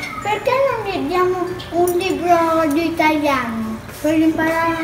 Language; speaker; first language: Italian; early bilingual, other home language; Filipino